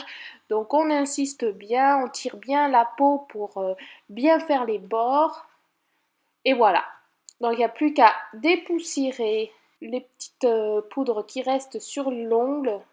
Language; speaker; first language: French; native; French